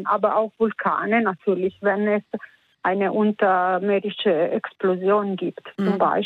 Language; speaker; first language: German; non-native, fluent; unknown